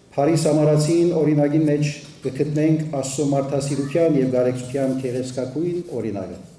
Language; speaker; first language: Armenian; early bilingual, heritage; Armenian